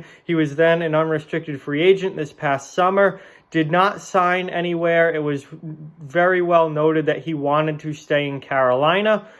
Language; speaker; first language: English; native; English